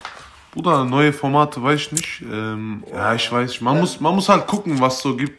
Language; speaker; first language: German; native; German